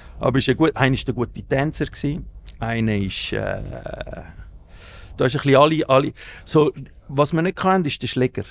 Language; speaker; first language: German; early bilingual, other home language; Spanish